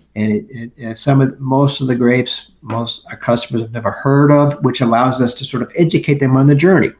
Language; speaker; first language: English; native; English